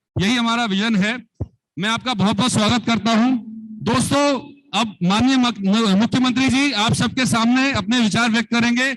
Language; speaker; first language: Hindi; native; Hindi